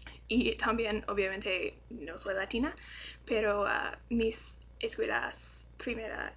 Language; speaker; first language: Spanish; non-native, learner; English